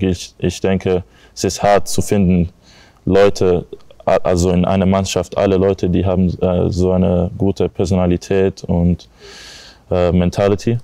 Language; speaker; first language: German; non-native, learner; English